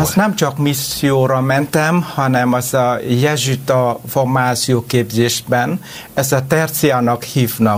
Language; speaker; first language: Hungarian; non-native, learner; Vietnamese